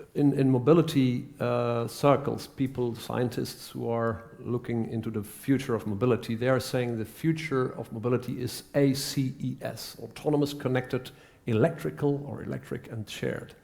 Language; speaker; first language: English; non-native, fluent; Dutch